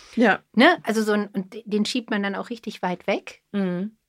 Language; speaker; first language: German; native; German